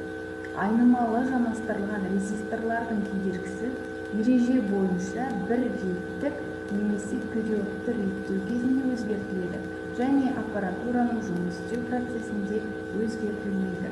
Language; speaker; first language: Kazakh; native; Kazakh